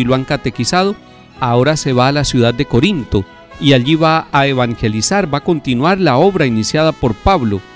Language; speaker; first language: Spanish; native; Spanish